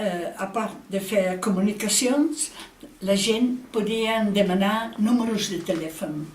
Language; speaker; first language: Catalan; non-native, fluent; Dutch